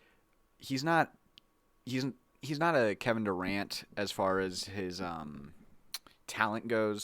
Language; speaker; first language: English; native; English